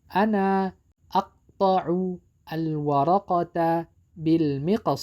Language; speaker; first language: Arabic; non-native, fluent; Indonesian